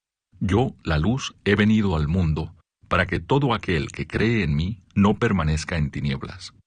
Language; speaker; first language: Spanish; native; Spanish